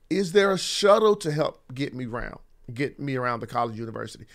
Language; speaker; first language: English; native; English